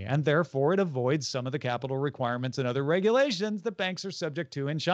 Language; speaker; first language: English; native; English